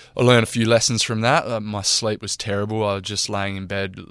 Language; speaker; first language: English; native; English